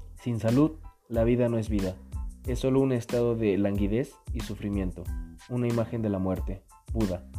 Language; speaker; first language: Spanish; native; Spanish